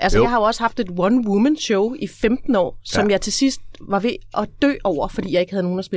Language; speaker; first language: Danish; native; Danish